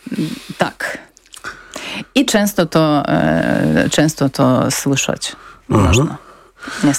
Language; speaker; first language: Polish; non-native, fluent; Ukrainian